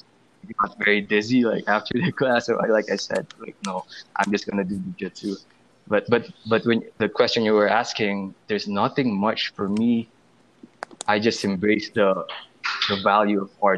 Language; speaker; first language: English; non-native, local second language; Filipino